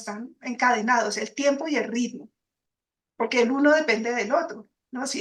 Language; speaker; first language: Spanish; native; Spanish